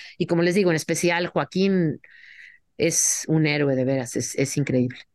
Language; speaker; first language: Spanish; native; Spanish